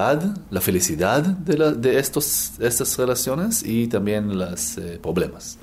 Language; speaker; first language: Spanish; non-native, learner; Hebrew